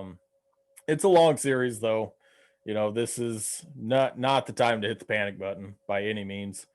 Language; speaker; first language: English; native; English